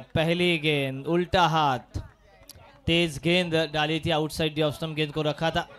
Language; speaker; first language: Hindi; non-native, local second language; Marathi